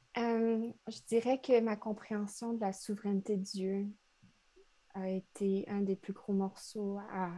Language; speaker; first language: French; native; French